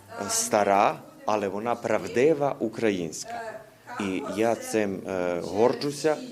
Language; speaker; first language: Ukrainian; early bilingual, heritage; Ukrainian